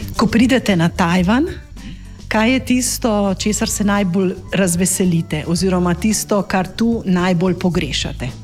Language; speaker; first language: Slovenian; native; Slovenian